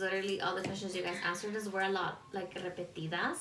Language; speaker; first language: English; early bilingual, other home language; Spanish